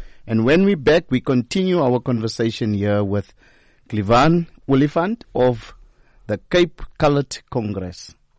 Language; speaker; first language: English; non-native, local second language; Afrikaans